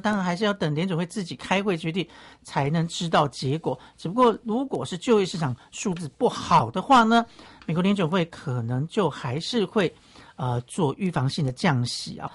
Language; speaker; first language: Chinese; native; Chinese